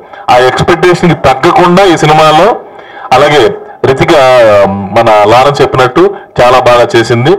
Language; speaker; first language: Telugu; native; Telugu